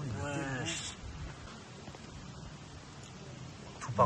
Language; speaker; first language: French; native; French